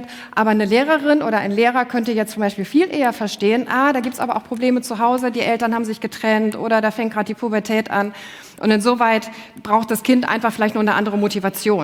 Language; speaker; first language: German; native; German